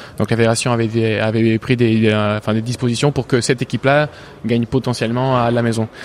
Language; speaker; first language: French; early bilingual, other home language; Bulgarian